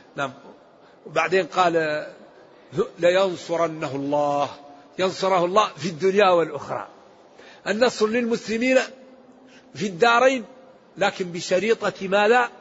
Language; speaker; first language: Arabic; native; Arabic